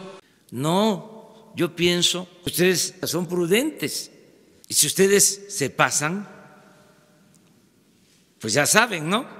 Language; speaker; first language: Spanish; native; Spanish